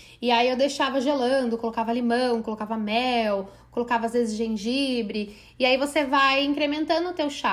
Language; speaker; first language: Portuguese; native; Portuguese